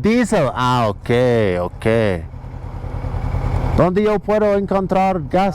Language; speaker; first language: Spanish; non-native, learner; English